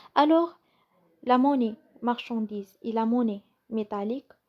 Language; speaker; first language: French; non-native, local second language; Arabic